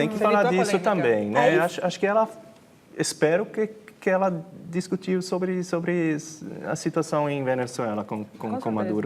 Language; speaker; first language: Portuguese; non-native, fluent; German